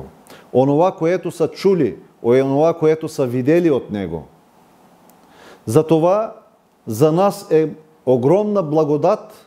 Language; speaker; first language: Bulgarian; non-native, local second language; Turkish